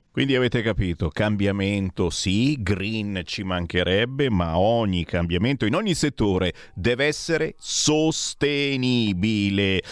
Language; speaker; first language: Italian; native; Italian